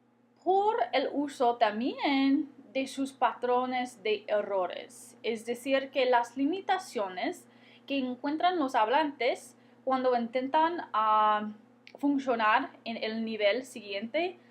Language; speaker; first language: Spanish; non-native, fluent; English